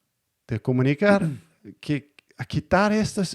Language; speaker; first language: Spanish; non-native, learner; Danish